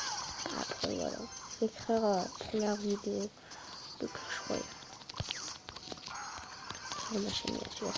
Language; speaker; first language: French; native; French